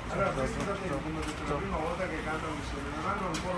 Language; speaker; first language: Italian; native; Italian